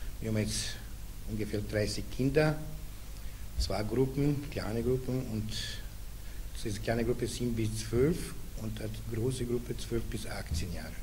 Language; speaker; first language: German; non-native, learner; Serbian